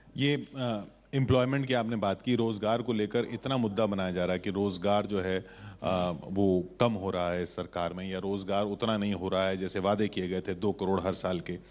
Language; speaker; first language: Hindi; native; Hindi